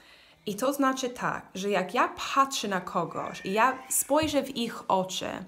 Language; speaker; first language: Polish; non-native, learner; English